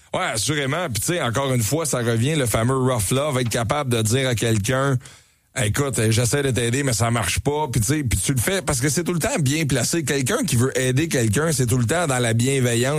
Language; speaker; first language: French; native; French